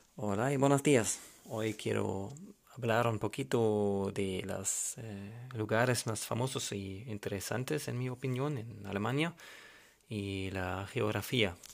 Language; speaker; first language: Spanish; non-native, learner; German